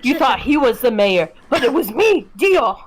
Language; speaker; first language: English; native; English